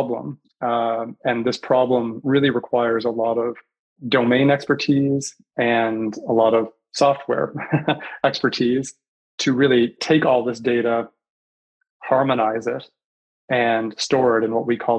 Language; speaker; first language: English; native; English